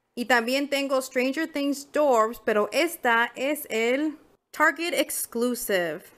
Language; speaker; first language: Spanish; early bilingual, heritage; Spanish